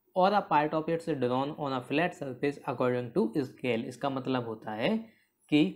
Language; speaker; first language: Hindi; native; Hindi